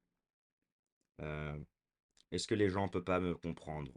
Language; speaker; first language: French; early bilingual, heritage; French